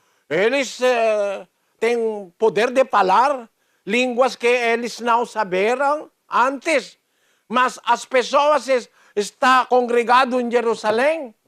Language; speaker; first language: Portuguese; non-native, learner; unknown